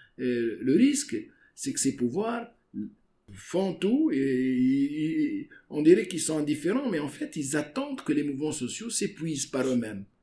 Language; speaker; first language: French; non-native, local second language; Arabic